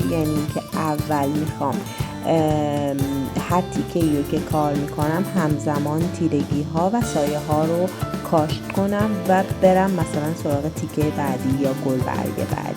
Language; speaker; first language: Persian; native; Persian